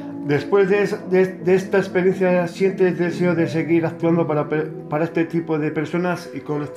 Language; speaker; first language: Spanish; native; Spanish